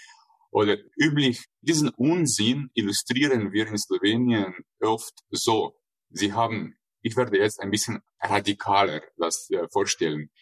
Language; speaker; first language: German; non-native, fluent; Slovenian